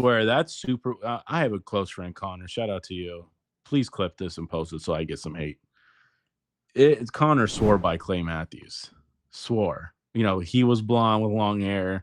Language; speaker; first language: English; native; English